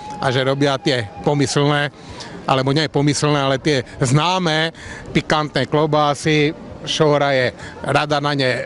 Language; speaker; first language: Slovak; native; Slovak